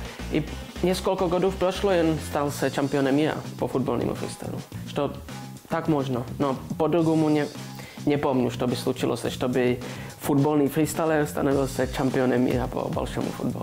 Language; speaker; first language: Russian; non-native, learner; Czech